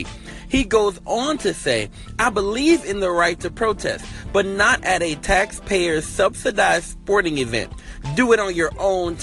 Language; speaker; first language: English; native; English